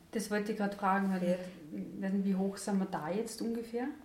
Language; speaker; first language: German; native; German